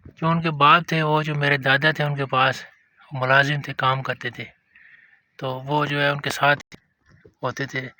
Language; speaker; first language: Urdu; non-native, local second language; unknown